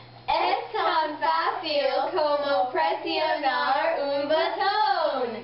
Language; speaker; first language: Spanish; non-native, learner; English